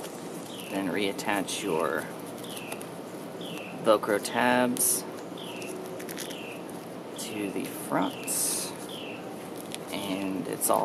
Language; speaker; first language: English; native; English